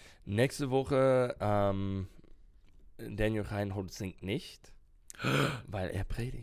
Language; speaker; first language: German; non-native, learner; English